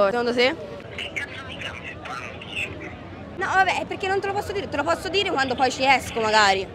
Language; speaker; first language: Italian; native; Italian